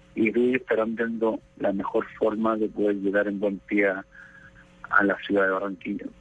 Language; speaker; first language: Spanish; native; Spanish